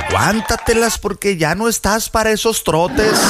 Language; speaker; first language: Spanish; native; Spanish